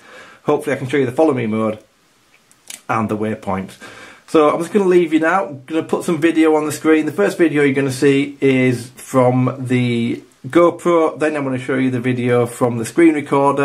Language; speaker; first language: English; native; English